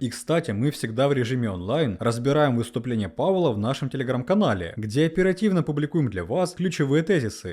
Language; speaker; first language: Russian; native; Russian